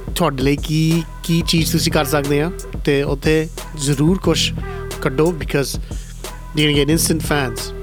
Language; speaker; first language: Punjabi; early bilingual, heritage; Punjabi